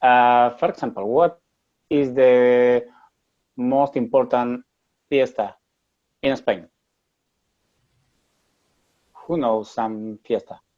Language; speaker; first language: English; non-native, learner; Spanish